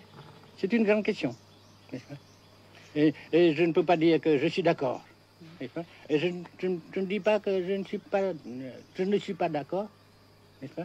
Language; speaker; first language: French; non-native, fluent; Vietnamese